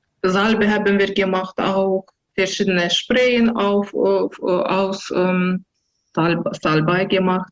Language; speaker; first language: German; non-native, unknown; Azerbaijani